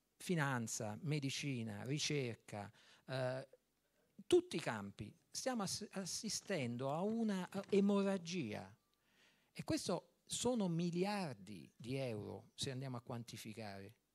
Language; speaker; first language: Italian; native; Italian